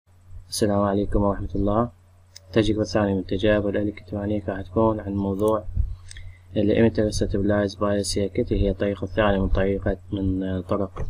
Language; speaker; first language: Arabic; native; Arabic